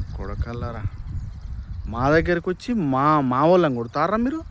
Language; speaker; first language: Telugu; native; Telugu